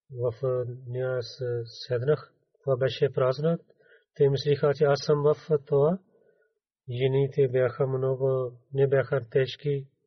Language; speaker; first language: Bulgarian; non-native, learner; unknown